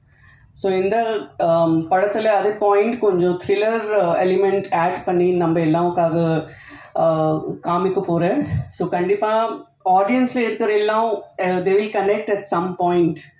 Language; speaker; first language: Tamil; non-native, learner; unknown